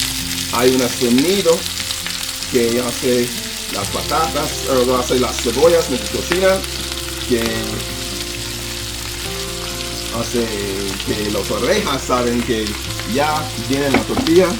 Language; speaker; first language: Spanish; non-native, learner; English